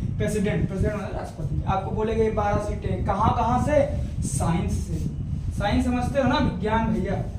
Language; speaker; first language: Hindi; native; Hindi